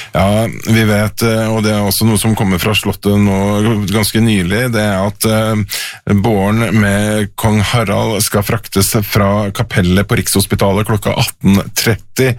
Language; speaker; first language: Norwegian; native; Norwegian